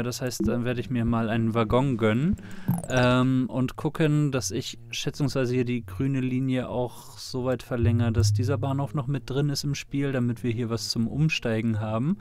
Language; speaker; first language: German; native; German